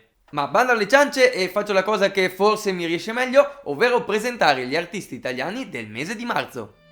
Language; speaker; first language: Italian; native; Italian